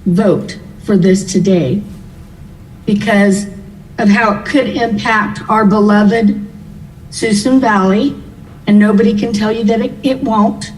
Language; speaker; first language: English; native; English